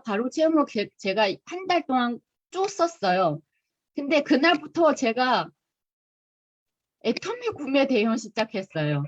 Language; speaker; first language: Korean; non-native, fluent; Chinese